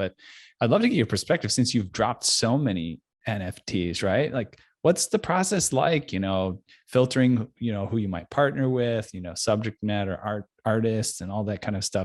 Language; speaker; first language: English; native; English